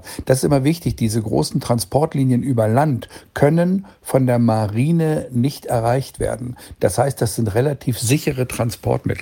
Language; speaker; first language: German; native; German